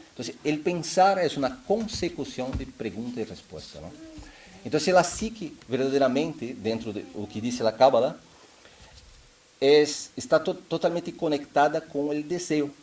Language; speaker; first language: Spanish; non-native, fluent; Portuguese